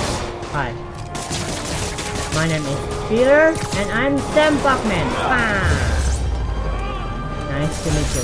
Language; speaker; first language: English; non-native, learner; Indonesian